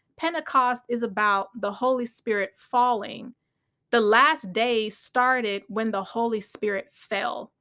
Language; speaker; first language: English; native; English